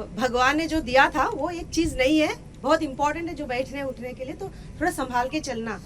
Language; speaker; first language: Hindi; non-native, local second language; Telugu